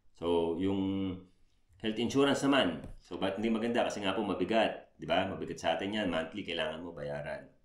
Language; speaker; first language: Filipino; native; Filipino